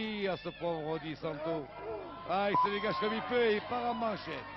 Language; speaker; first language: French; native; French